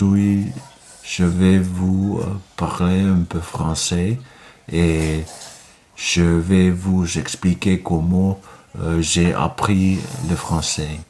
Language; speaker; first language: French; non-native, learner; Finnish